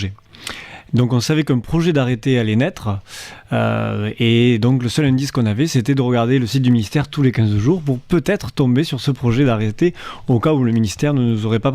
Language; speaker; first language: French; native; French